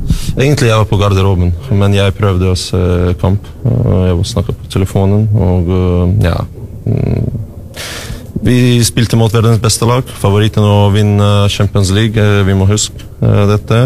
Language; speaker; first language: Norwegian; non-native, learner; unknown